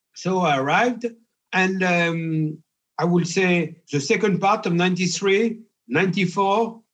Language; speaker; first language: English; non-native, fluent; French